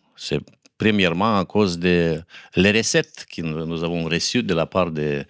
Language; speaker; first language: French; non-native, fluent; Romanian